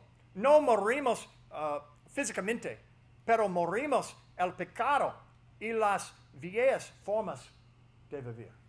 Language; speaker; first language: Spanish; non-native, fluent; English